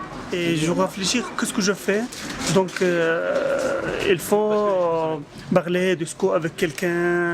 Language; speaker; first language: French; non-native, learner; Arabic